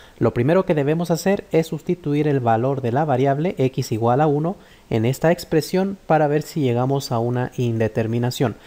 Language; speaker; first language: Spanish; native; Spanish